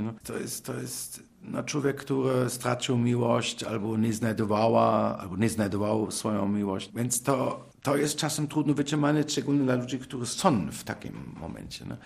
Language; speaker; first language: Polish; non-native, fluent; German